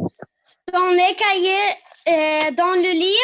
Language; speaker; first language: French; non-native, local second language; Arabic